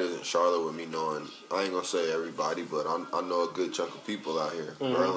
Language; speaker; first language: English; native; English